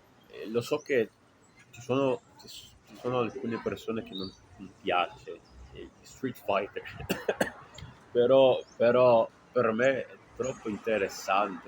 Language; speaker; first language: Italian; non-native, fluent; Portuguese